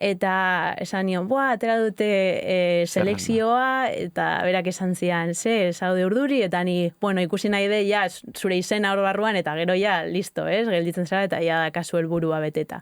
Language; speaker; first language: Basque; native; Basque